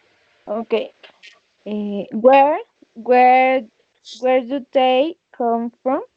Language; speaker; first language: English; non-native, learner; Spanish